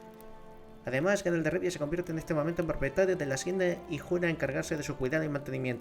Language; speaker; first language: Spanish; native; Spanish